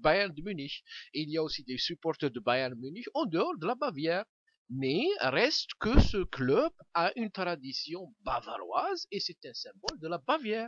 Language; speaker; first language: French; non-native, local second language; Kabyle